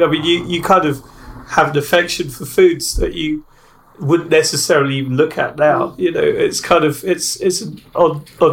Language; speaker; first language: English; native; English